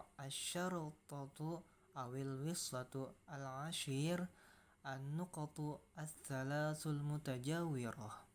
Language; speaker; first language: Arabic; non-native, learner; Indonesian